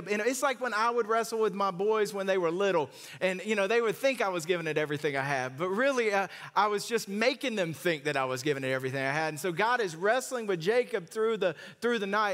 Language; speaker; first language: English; native; English